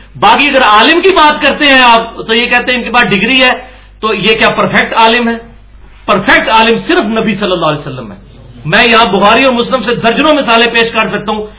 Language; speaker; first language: Urdu; non-native, local second language; Punjabi